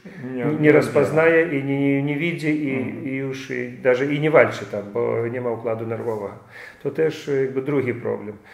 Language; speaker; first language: Polish; non-native, fluent; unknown